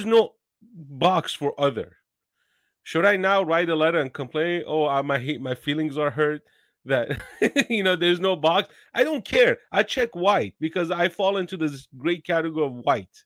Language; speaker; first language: English; non-native, fluent; Persian